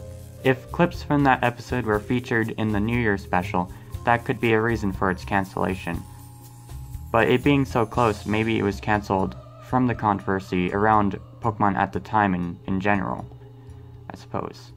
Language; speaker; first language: English; native; English